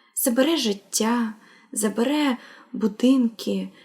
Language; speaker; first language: Ukrainian; non-native, local second language; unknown